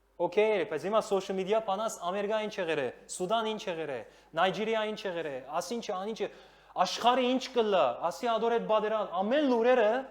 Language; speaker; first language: Armenian; early bilingual, heritage; Armenian